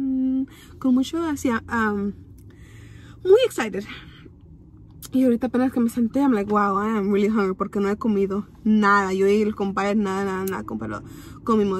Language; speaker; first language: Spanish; early bilingual, heritage; Spanish